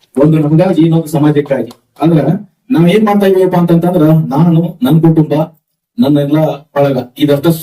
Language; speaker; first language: Kannada; native; Kannada